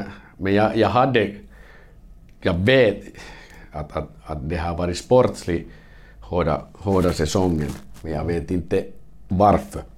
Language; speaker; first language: Swedish; non-native, fluent; Finnish